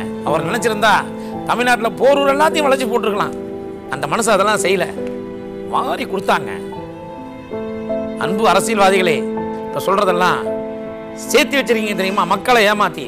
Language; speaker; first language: Tamil; native; Tamil